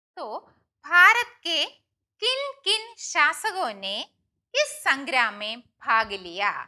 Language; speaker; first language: Hindi; non-native, local second language; Malayalam